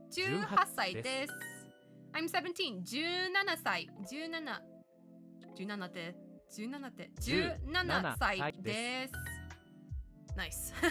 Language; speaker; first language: Japanese; non-native, learner; English